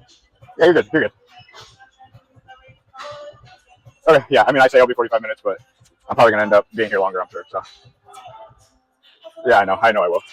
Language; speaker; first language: English; native; English